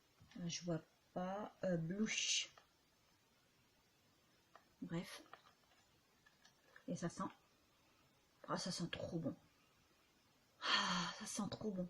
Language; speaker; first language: French; native; French